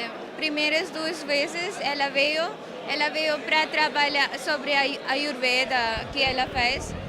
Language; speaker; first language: Portuguese; non-native, learner; Marathi